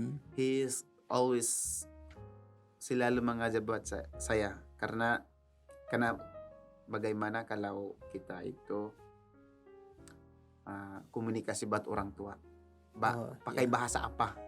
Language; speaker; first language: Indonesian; non-native, learner; Tausug